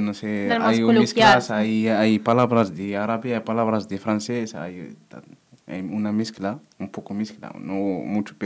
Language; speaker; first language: Spanish; non-native, learner; Berber languages